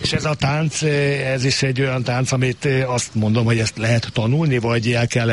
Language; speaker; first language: Hungarian; native; Hungarian